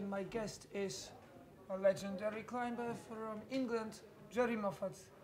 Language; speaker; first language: English; non-native, fluent; Polish